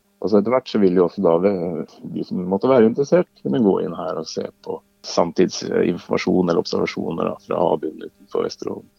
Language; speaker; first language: Norwegian; native; Norwegian